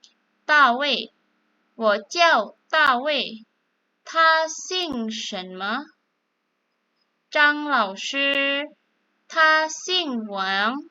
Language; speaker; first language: Chinese; non-native, fluent; Indonesian